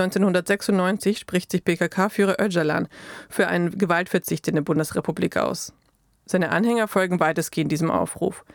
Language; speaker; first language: German; native; German